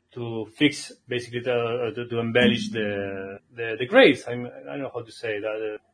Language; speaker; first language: English; non-native, fluent; Spanish